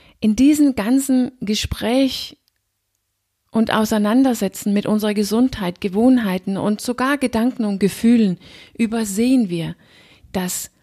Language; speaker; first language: German; non-native, fluent; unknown